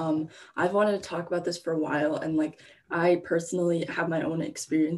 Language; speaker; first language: English; native; English